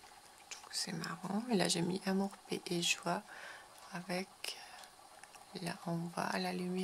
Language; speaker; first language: French; non-native, fluent; Spanish